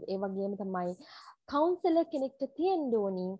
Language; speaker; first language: English; non-native, local second language; Sinhala